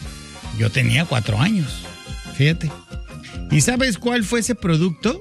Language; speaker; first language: Spanish; native; Spanish